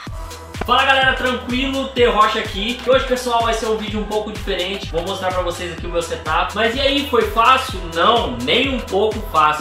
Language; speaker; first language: Portuguese; native; Portuguese